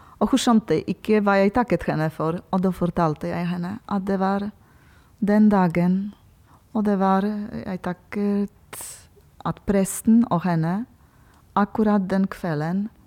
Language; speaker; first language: Norwegian; non-native, learner; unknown